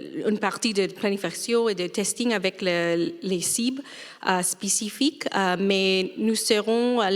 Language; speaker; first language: French; non-native, fluent; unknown